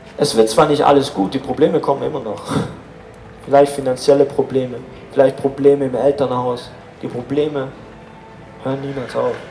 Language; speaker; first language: German; native; German